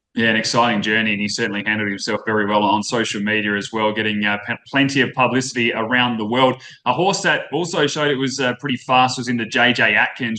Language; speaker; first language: English; native; English